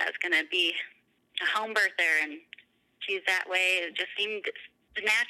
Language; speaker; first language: English; native; English